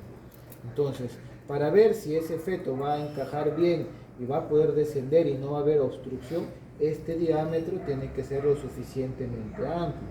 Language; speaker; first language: Spanish; native; Spanish